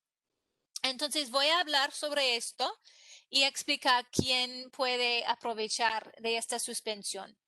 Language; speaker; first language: Spanish; non-native, fluent; English